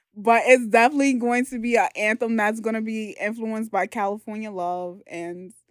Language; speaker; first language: English; native; English